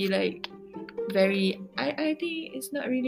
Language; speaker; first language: English; non-native, local second language; Malay